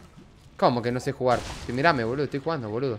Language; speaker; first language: Spanish; native; Spanish